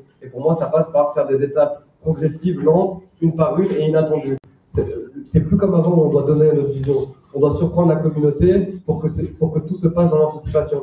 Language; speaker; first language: French; native; French